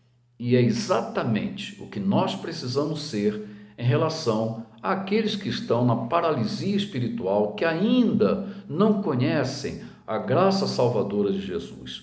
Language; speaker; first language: Portuguese; native; Portuguese